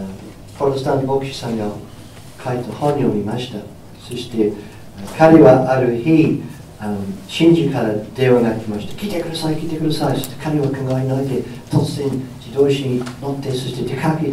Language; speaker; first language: Japanese; non-native, fluent; English